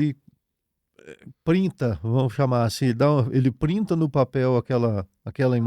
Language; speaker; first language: Portuguese; native; Portuguese